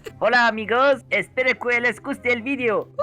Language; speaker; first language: Spanish; non-native, learner; Turkish